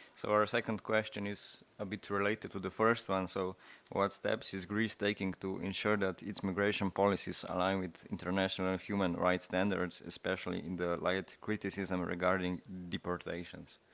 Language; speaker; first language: English; non-native, fluent; Slovenian